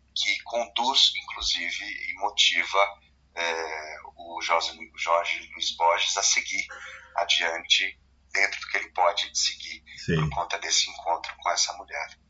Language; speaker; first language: Portuguese; native; Portuguese